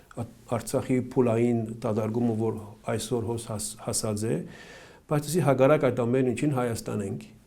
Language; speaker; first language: Armenian; early bilingual, heritage; Armenian